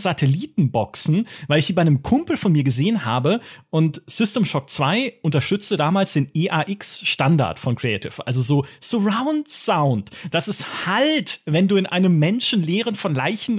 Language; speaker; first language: German; native; German